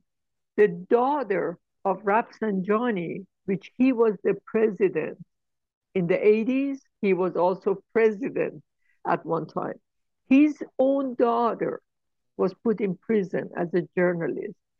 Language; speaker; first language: English; non-native, fluent; Persian